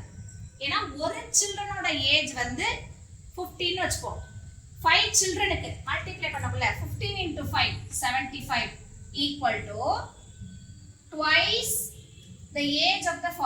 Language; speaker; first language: Tamil; native; Tamil